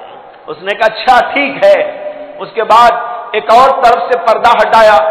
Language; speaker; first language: Urdu; native; Urdu